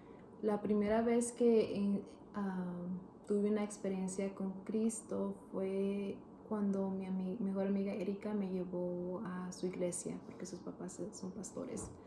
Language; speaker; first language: Spanish; early bilingual, heritage; Spanish